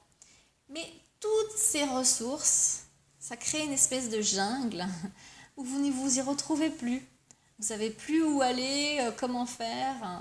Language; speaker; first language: French; native; French